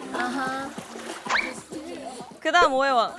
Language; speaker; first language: Korean; native; Korean